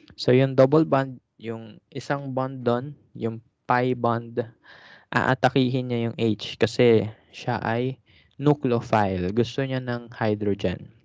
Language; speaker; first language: Filipino; native; Filipino